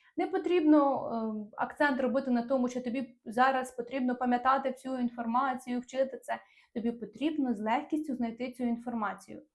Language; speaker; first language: Ukrainian; non-native, local second language; Russian